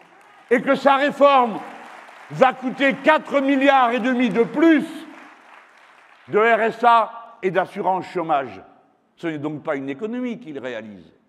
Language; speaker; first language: French; native; French